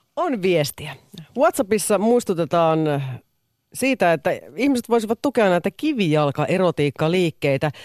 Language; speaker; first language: Finnish; native; Finnish